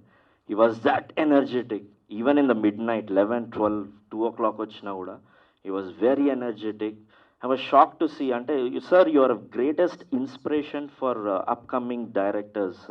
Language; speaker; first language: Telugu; native; Telugu